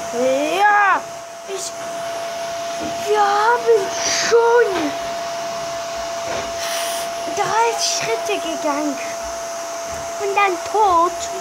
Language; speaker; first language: German; non-native, learner; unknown